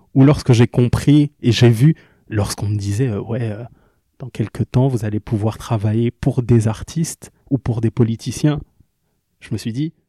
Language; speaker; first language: French; non-native, local second language; Lingala